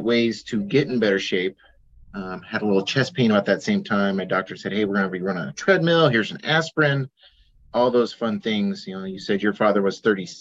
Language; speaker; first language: English; native; English